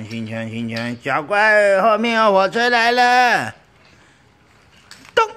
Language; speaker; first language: Chinese; native; Chinese